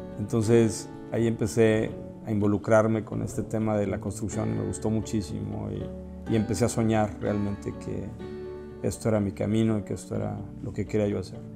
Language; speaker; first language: Spanish; native; Spanish